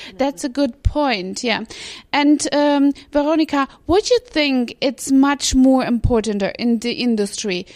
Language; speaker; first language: English; non-native, fluent; German